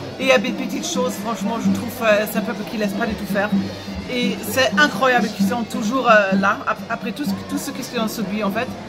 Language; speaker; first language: French; non-native, fluent; German